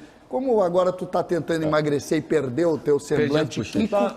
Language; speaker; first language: Portuguese; native; Portuguese